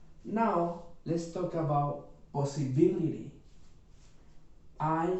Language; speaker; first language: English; non-native, fluent; Spanish